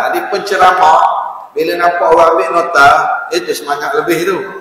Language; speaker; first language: Malay; native; Malay